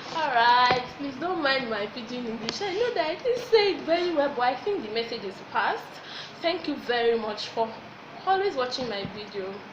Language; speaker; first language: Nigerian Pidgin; non-native, local second language; Yoruba